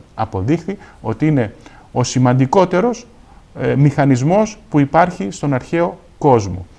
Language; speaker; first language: Greek; native; Greek